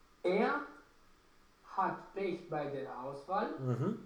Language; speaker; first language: German; non-native, learner; Romanian